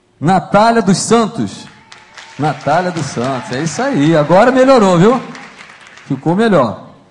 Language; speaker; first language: Portuguese; native; Portuguese